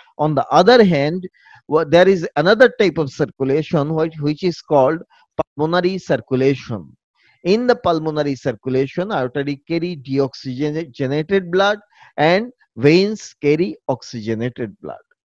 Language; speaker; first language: English; non-native, local second language; Bangla